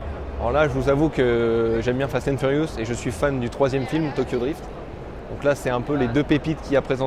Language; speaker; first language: French; native; French